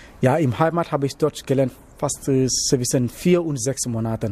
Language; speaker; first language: German; non-native, learner; Wolof